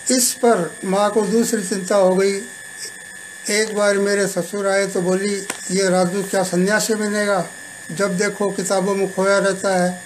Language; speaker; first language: Hindi; native; Hindi